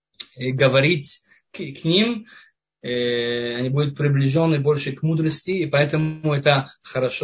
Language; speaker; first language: Russian; non-native, fluent; Hebrew